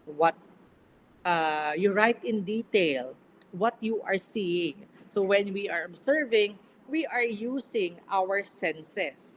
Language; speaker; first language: English; non-native, local second language; Filipino